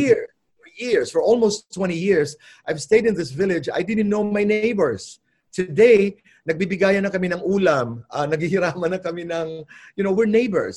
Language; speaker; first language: English; non-native, local second language; Filipino